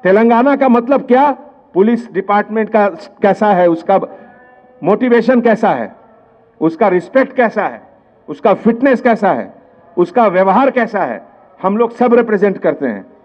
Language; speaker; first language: Hindi; non-native, local second language; Telugu